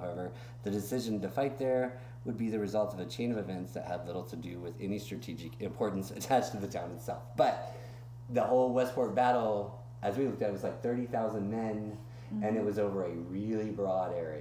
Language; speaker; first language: English; native; English